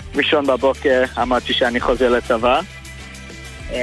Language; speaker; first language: Hebrew; non-native, fluent; English